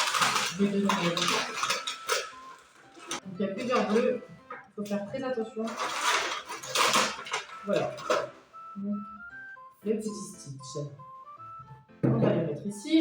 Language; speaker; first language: French; native; French